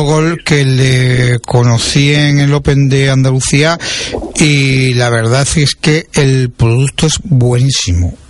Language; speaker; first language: Spanish; native; Spanish